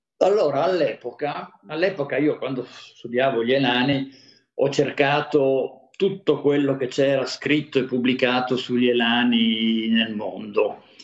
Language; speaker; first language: Italian; native; Italian